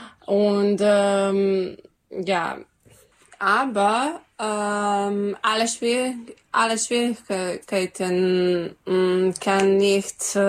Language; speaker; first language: German; non-native, learner; Serbian